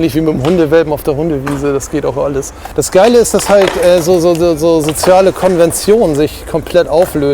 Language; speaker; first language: German; native; German